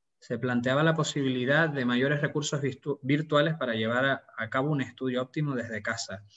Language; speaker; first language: Spanish; native; Spanish